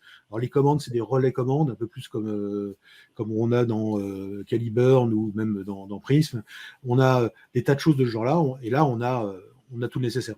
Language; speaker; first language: French; native; French